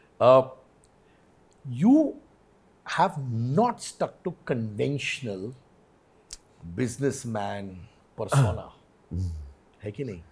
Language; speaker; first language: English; non-native, local second language; Hindi